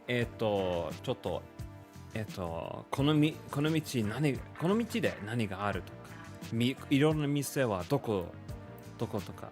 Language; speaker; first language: Japanese; non-native, learner; English